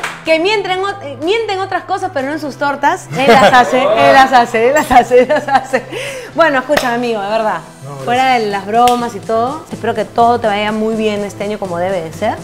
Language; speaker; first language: Spanish; native; Spanish